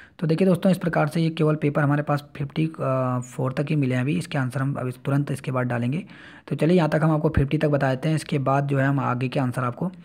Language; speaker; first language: Hindi; native; Hindi